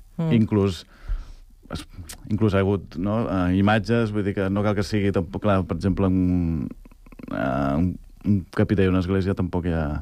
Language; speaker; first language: Catalan; native; Catalan